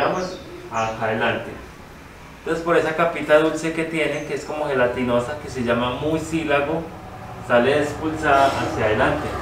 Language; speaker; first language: Spanish; native; Spanish